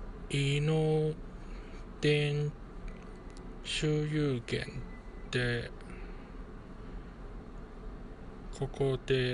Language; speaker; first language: Japanese; non-native, fluent; Chinese